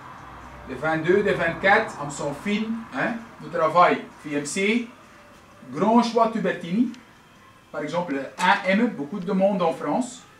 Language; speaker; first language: French; non-native, local second language; Dutch